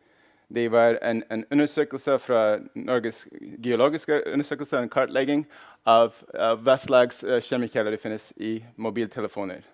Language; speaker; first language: Norwegian; non-native, fluent; English